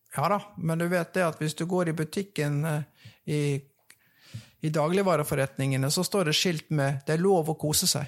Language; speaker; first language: Norwegian; native; Norwegian